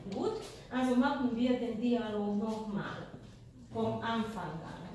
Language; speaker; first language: German; non-native, fluent; Hungarian